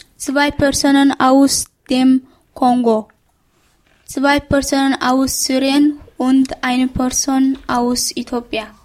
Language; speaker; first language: German; non-native, learner; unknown